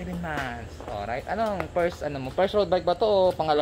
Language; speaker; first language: Filipino; native; Filipino